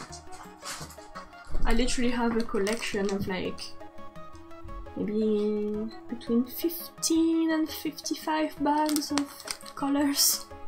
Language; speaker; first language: English; non-native, fluent; French